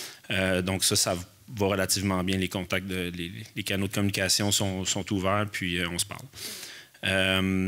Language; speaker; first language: French; native; French